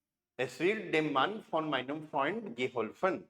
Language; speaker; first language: German; non-native, fluent; Hindi